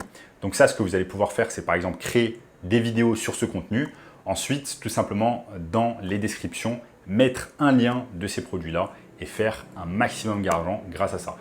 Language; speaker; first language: French; native; French